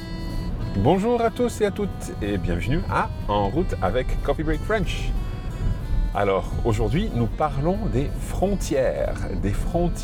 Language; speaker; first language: French; non-native, fluent; English